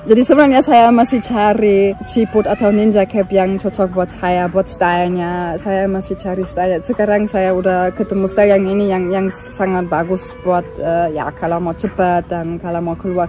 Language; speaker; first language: Indonesian; non-native, fluent; German